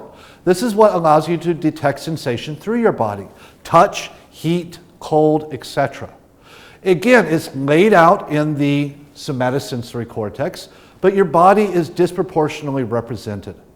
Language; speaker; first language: English; native; English